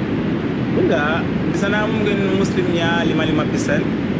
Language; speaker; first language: Indonesian; non-native, learner; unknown